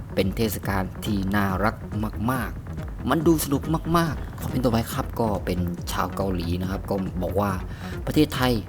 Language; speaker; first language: Thai; native; Thai